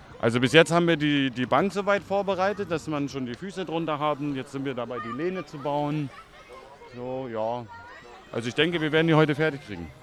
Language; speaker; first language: German; native; German